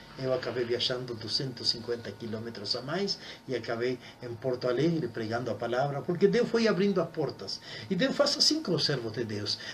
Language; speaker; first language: Portuguese; non-native, fluent; Spanish